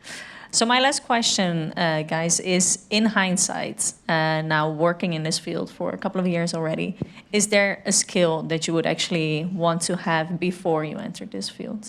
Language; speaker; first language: English; non-native, fluent; Dutch